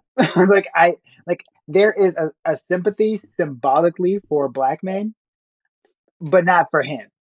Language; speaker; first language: English; native; English